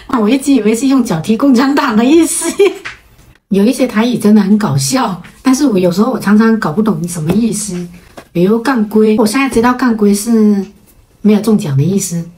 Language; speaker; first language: Chinese; native; Chinese